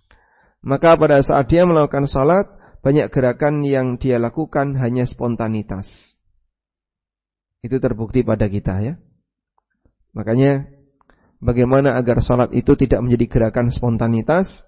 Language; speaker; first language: Indonesian; native; Indonesian